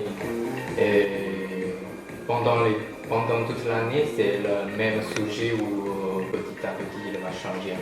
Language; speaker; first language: French; non-native, learner; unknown